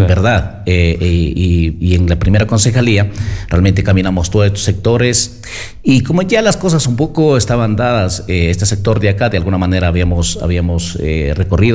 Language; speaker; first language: Spanish; native; Spanish